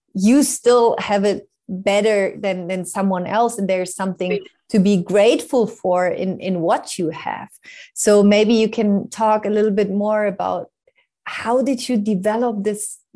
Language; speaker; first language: English; non-native, fluent; German